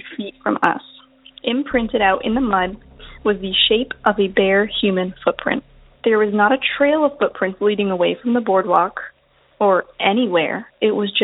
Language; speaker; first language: English; native; English